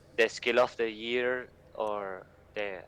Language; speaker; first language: English; non-native, learner; Spanish